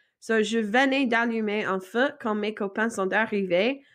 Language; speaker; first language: French; non-native, fluent; English